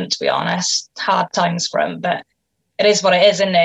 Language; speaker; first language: English; native; English